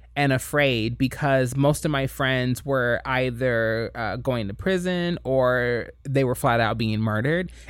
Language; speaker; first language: English; native; English